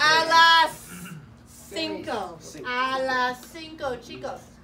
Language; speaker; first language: Spanish; non-native, fluent; English